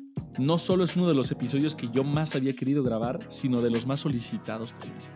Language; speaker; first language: Spanish; native; Spanish